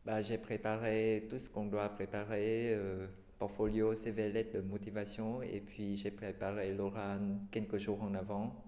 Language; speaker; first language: French; non-native, fluent; Chinese